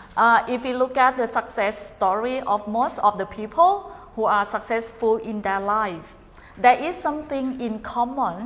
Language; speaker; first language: English; non-native, fluent; Thai